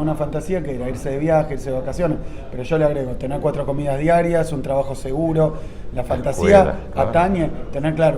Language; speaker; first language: Spanish; native; Spanish